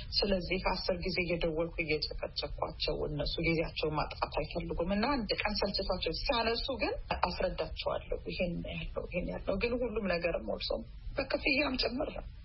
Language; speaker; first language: Amharic; native; Amharic